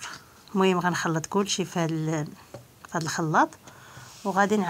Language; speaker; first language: Arabic; native; Arabic